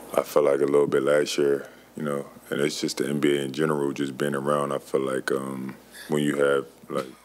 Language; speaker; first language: English; native; English